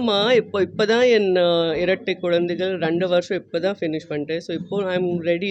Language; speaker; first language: Tamil; non-native, fluent; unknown